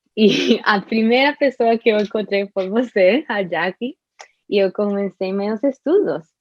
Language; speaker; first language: Portuguese; non-native, fluent; English